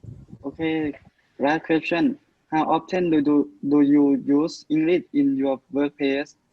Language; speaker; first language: English; non-native, learner; Thai